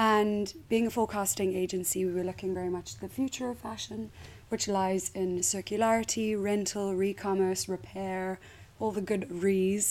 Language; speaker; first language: English; native; English